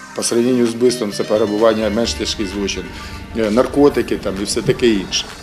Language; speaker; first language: Ukrainian; native; Ukrainian